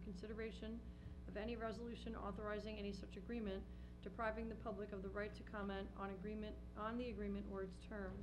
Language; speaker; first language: English; native; English